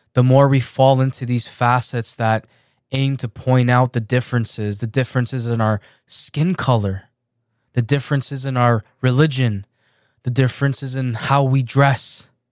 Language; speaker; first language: English; early bilingual, other home language; Persian